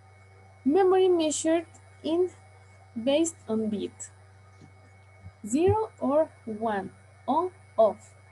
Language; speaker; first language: English; non-native, learner; Spanish